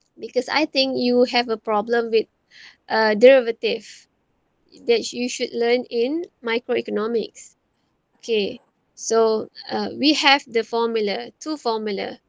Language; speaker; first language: English; non-native, local second language; Malay